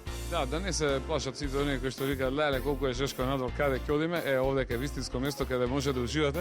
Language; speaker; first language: Macedonian; native; Macedonian